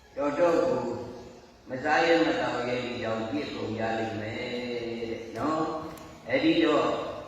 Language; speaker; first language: Burmese; native; Burmese